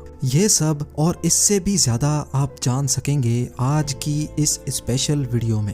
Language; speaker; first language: Urdu; native; Urdu